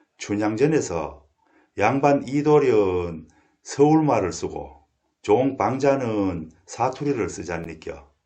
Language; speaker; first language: Korean; native; Korean